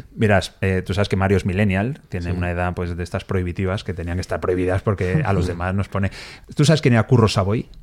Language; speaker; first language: Spanish; native; Spanish